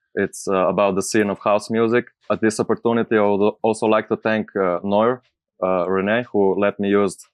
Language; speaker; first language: English; non-native, fluent; Slovenian